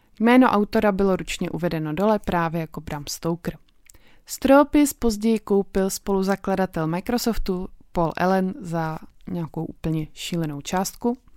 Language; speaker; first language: Czech; native; Czech